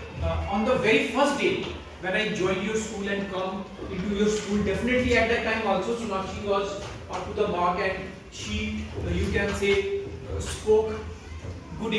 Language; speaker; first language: English; non-native, local second language; Hindi